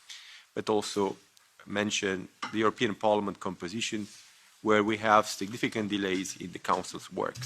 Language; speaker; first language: English; non-native, fluent; Romanian